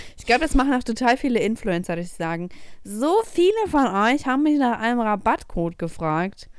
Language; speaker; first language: German; early bilingual, other home language; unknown